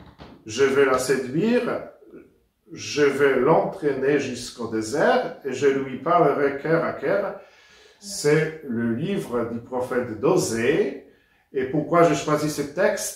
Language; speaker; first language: French; non-native, fluent; Polish